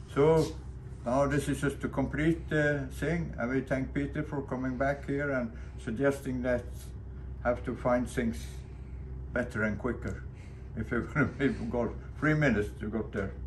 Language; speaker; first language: English; non-native, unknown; Swedish